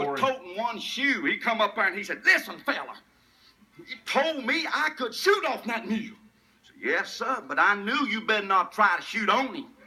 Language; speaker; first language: English; native; English